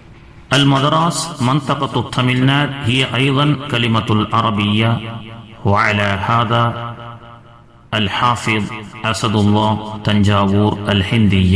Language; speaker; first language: Arabic; non-native, fluent; Tamil